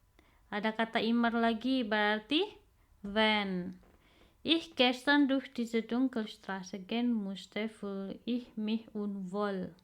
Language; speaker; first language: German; non-native, fluent; Indonesian